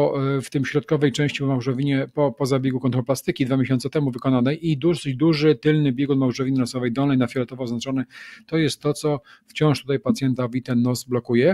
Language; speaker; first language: Polish; native; Polish